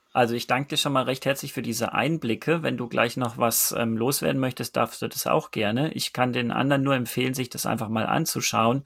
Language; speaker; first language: German; native; German